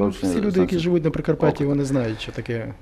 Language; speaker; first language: Ukrainian; native; Ukrainian